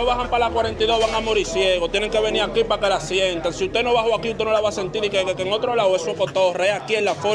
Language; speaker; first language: Spanish; native; Spanish